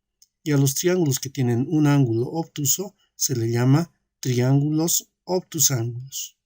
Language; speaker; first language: Spanish; native; Spanish